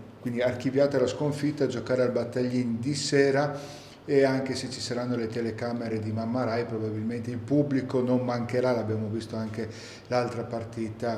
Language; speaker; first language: Italian; native; Italian